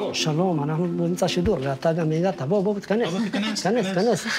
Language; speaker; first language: Hebrew; non-native, fluent; Amharic